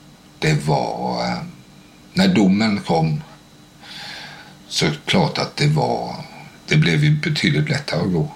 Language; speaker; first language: Swedish; native; Swedish